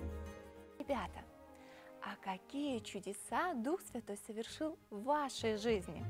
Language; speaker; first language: Russian; native; Russian